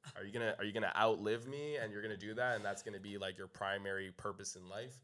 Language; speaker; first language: English; native; English